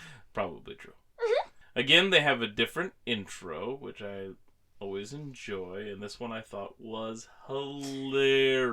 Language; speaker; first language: English; native; English